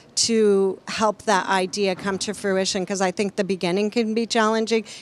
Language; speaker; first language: English; native; English